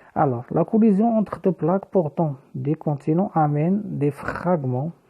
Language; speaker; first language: French; non-native, local second language; Arabic